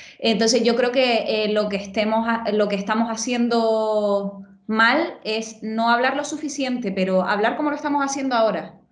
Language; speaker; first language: Spanish; native; Spanish